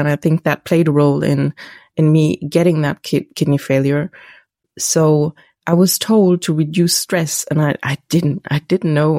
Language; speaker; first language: English; non-native, fluent; German